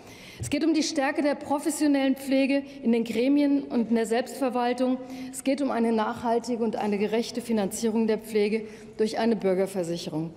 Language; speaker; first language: German; native; German